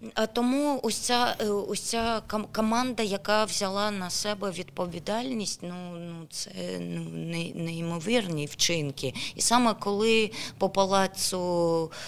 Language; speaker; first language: Ukrainian; non-native, local second language; Russian